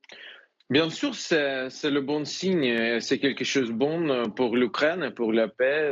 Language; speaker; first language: French; non-native, fluent; Ukrainian